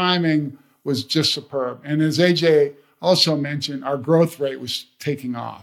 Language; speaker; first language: English; native; English